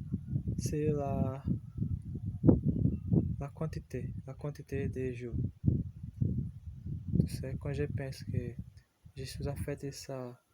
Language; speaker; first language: French; non-native, learner; Portuguese